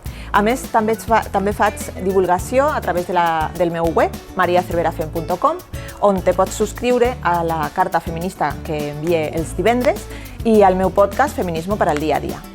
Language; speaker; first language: Catalan; native; Catalan